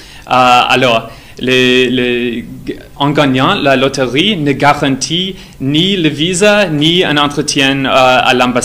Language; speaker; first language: French; non-native, fluent; English